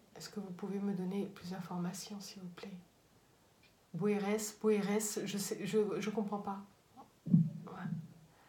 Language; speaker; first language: French; native; French